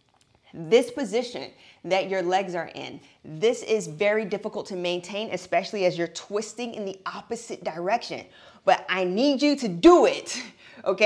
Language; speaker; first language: English; native; English